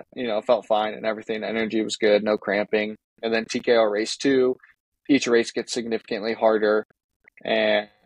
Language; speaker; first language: English; native; English